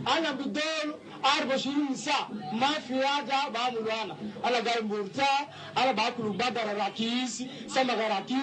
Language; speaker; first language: Arabic; non-native, fluent; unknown